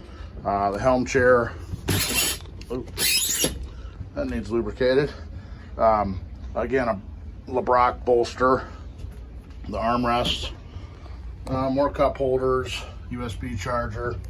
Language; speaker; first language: English; native; English